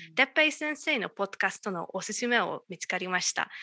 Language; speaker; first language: Japanese; non-native, fluent; Hungarian